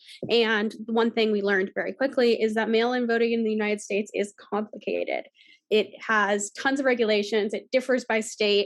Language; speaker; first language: English; native; English